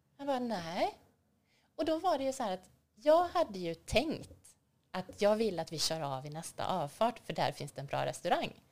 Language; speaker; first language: Swedish; native; Swedish